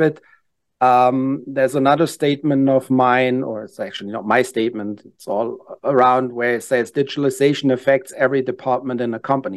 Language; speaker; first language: English; non-native, fluent; German